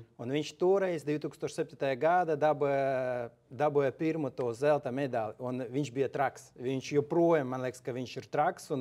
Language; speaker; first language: Latvian; early bilingual, other home language; Russian